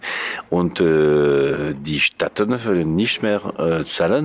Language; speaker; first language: German; non-native, learner; Catalan